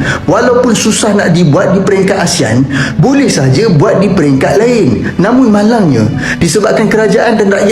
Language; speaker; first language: Malay; native; Malay